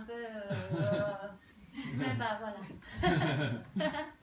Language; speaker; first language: French; non-native, fluent; Spanish